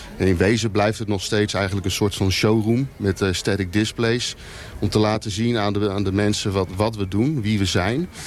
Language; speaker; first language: Dutch; native; Dutch